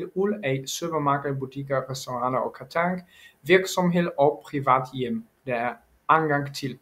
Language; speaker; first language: Danish; non-native, learner; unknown